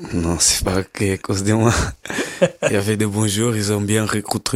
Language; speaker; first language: French; non-native, learner; Kabuverdianu